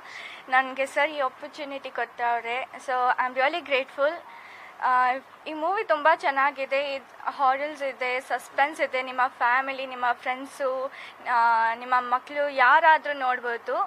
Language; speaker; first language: Kannada; non-native, fluent; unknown